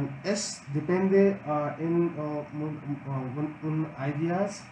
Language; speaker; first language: Spanish; non-native, learner; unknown